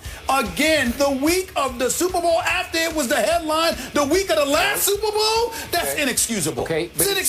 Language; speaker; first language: English; native; English